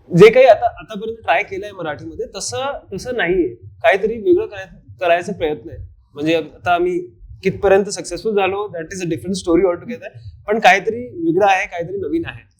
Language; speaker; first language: Marathi; non-native, fluent; Hindi